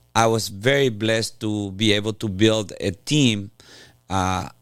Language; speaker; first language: English; non-native, fluent; Spanish